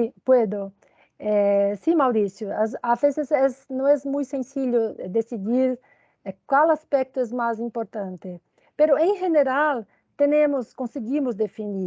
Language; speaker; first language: Spanish; non-native, fluent; Portuguese